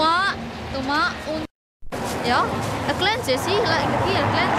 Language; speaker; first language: Dutch; non-native, learner; Cebuano